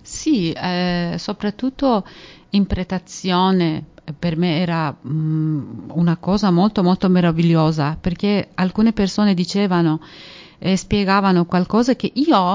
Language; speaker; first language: Italian; non-native, fluent; Persian